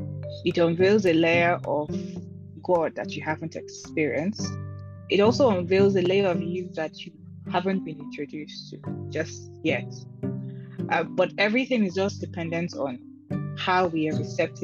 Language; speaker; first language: English; non-native, local second language; Igbo